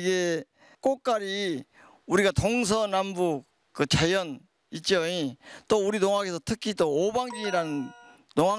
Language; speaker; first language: Korean; native; Korean